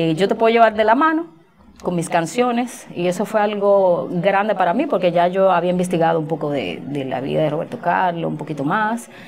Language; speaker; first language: Spanish; native; Spanish